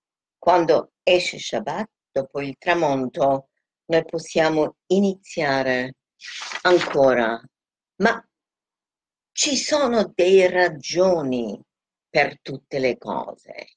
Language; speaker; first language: Italian; non-native, fluent; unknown